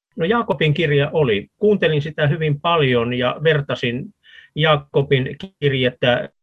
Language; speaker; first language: Finnish; native; Finnish